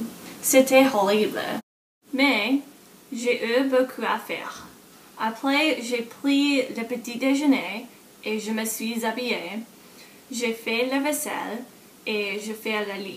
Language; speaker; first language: French; non-native, learner; English